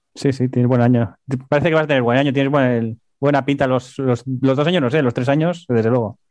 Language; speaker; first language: Spanish; native; Spanish